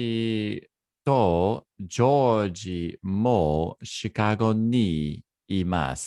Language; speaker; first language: Japanese; non-native, learner; English